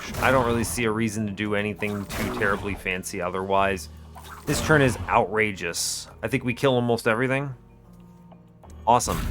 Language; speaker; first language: English; native; English